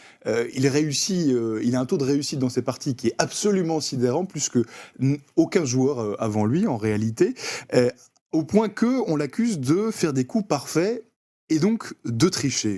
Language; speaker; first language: French; native; French